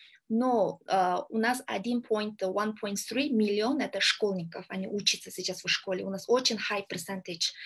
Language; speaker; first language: Russian; non-native, learner; Kyrgyz